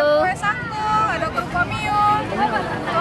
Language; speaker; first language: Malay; non-native, local second language; Minangkabau